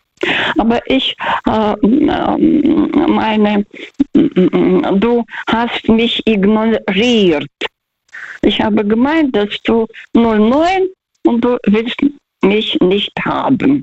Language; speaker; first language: German; non-native, fluent; Russian